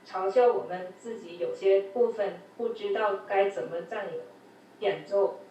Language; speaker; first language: Chinese; early bilingual, other home language; English